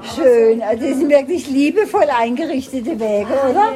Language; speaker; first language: German; native; German